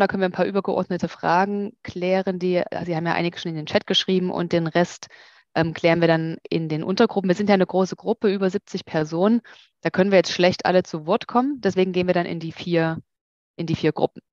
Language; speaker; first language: German; native; German